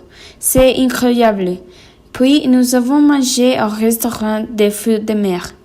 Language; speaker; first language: French; non-native, learner; Spanish